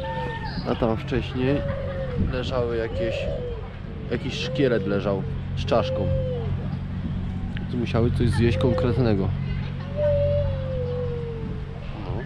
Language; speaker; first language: Polish; native; Polish